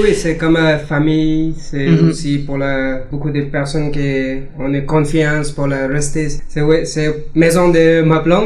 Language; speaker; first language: French; non-native, learner; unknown